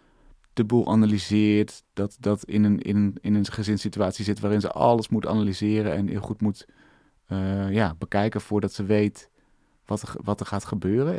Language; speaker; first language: Dutch; native; Dutch